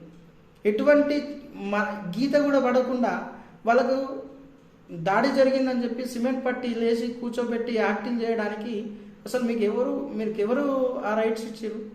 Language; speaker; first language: Telugu; native; Telugu